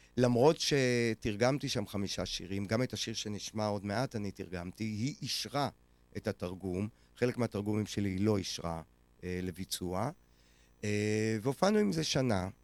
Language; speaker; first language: Hebrew; native; Hebrew